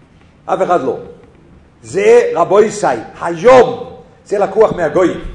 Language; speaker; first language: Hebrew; non-native, fluent; English